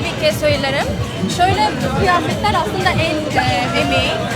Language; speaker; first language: Turkish; early bilingual, other home language; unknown